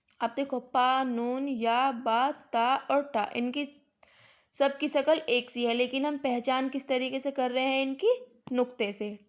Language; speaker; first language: Hindi; native; Hindi